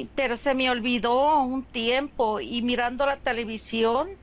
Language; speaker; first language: Spanish; native; Spanish